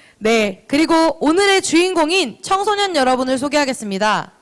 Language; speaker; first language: Korean; native; Korean